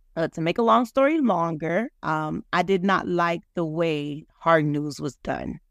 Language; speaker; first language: English; native; English